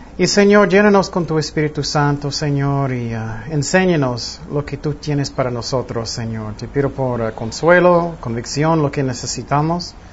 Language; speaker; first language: Spanish; non-native, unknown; English